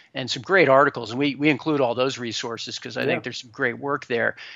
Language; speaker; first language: English; native; English